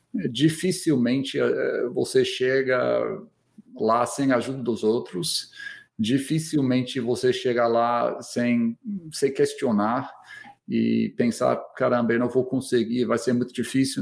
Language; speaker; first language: Portuguese; non-native, fluent; English